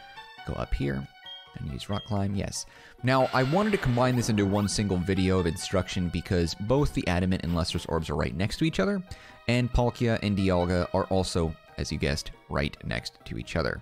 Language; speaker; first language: English; native; English